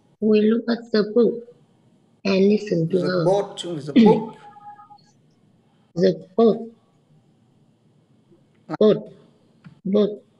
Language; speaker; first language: English; non-native, learner; Vietnamese